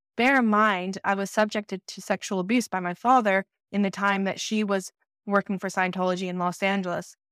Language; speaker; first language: English; native; English